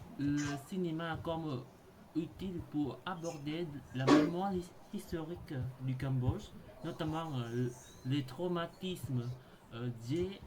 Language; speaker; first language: French; non-native, learner; Khmer